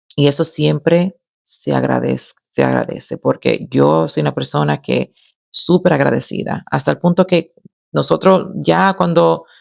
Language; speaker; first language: Spanish; early bilingual, other home language; English